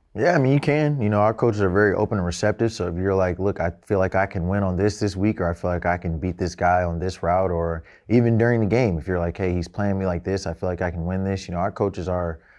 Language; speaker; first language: English; native; English